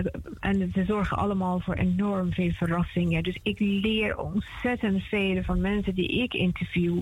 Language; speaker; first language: Dutch; non-native, fluent; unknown